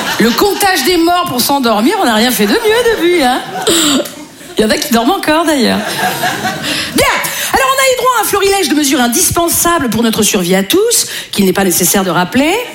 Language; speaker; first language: French; native; French